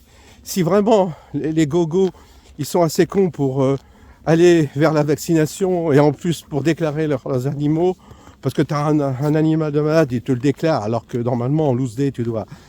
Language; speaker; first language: French; native; French